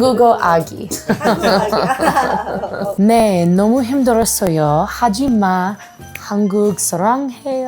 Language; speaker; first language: Korean; non-native, learner; English